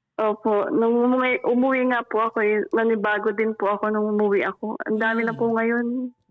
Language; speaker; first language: Filipino; non-native, local second language; Pangasinan